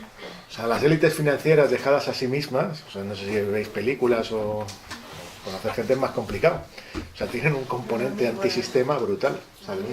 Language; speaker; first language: Spanish; native; Spanish